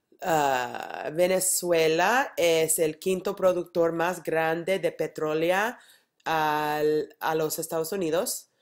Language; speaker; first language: Spanish; non-native, learner; English